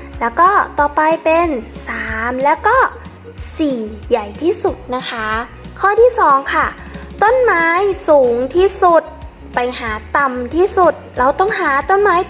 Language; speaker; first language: Thai; native; Thai